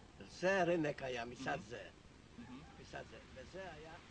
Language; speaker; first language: Hebrew; non-native, learner; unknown